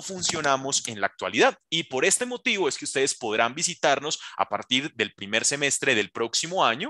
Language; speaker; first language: Spanish; native; Spanish